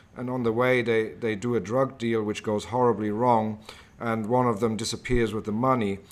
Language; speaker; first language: English; non-native, fluent; German